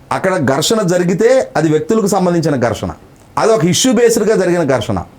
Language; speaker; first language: Telugu; native; Telugu